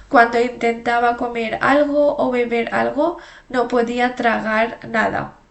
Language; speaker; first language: Spanish; non-native, fluent; Hindi